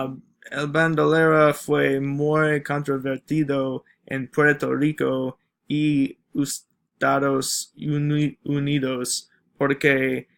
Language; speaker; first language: Spanish; non-native, learner; English